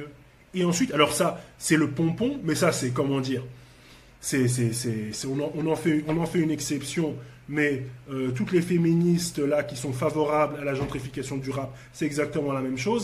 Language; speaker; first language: French; native; French